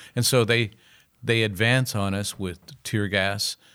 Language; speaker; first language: English; native; English